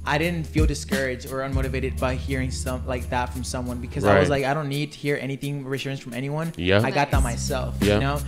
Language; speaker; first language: English; early bilingual, other home language; Spanish